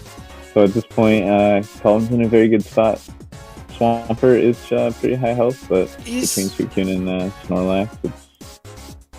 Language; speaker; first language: English; native; English